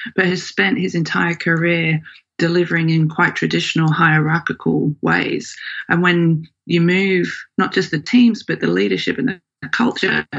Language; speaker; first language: English; native; English